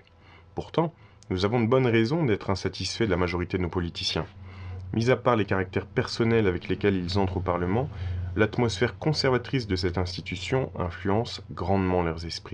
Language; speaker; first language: French; native; French